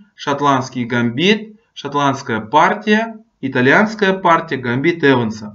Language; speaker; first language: Russian; non-native, local second language; Kazakh